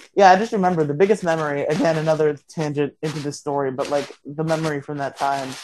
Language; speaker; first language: English; native; English